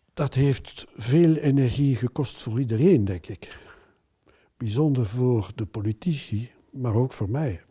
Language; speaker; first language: Dutch; non-native, local second language; French